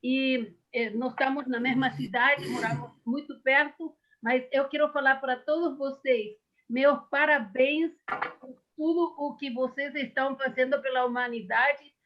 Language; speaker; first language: Portuguese; non-native, fluent; Spanish